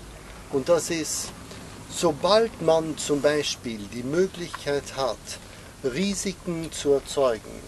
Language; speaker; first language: German; non-native, fluent; English